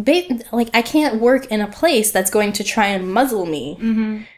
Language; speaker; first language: English; native; English